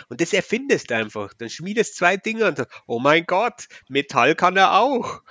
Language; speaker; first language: German; native; German